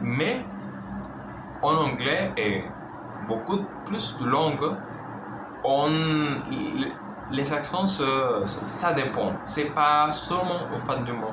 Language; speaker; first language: French; non-native, learner; Spanish